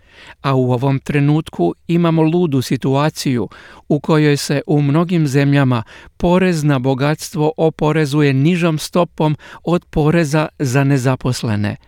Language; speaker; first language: Croatian; native; Croatian